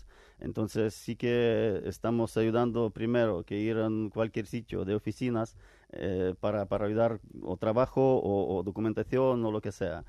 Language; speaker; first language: Spanish; non-native, fluent; Ukrainian